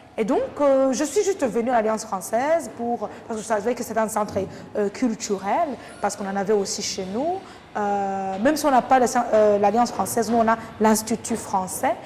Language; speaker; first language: French; non-native, local second language; Kinyarwanda